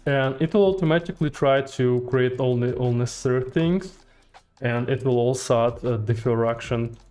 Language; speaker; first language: English; non-native, fluent; Russian